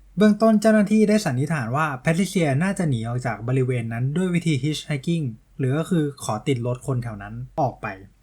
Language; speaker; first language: Thai; native; Thai